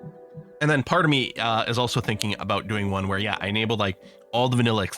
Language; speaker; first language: English; native; English